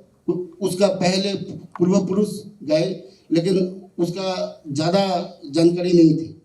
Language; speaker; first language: Hindi; non-native, local second language; Bangla